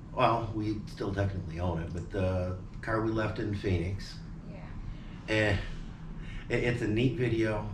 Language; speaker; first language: English; native; English